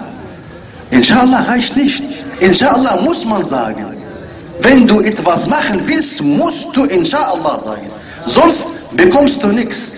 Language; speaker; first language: German; non-native, learner; Arabic